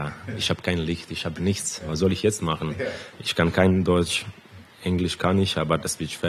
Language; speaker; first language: German; non-native, fluent; Croatian